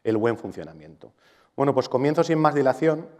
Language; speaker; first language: Spanish; non-native, local second language; Catalan